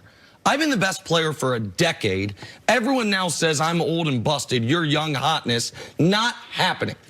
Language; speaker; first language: English; native; English